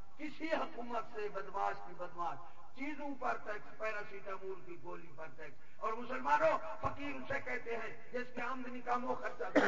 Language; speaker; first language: Urdu; non-native, local second language; Punjabi